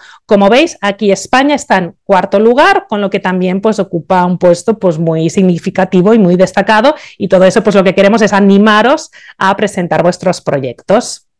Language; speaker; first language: Spanish; native; Spanish